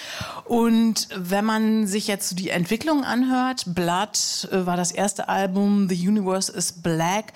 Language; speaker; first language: German; native; German